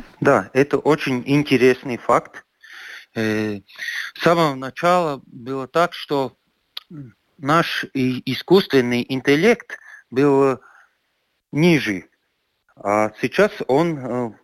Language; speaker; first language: Russian; non-native, local second language; Latvian